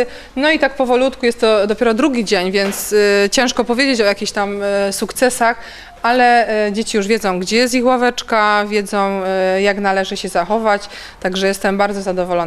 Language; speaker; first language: Polish; native; Polish